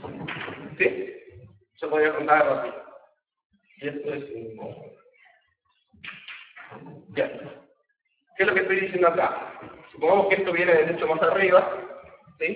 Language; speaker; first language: Spanish; native; Spanish